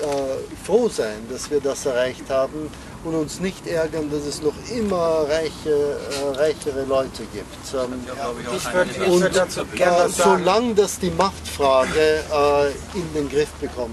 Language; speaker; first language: German; non-native, fluent; English